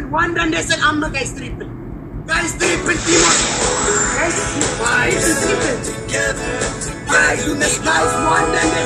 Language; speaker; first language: English; non-native, learner; Oromo